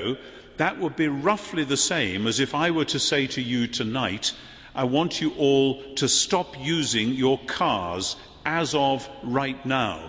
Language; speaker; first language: English; native; English